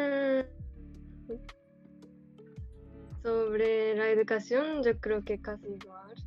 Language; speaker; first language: Spanish; non-native, fluent; Japanese